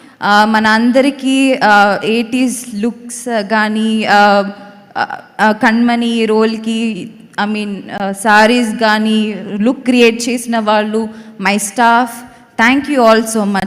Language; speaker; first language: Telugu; non-native, fluent; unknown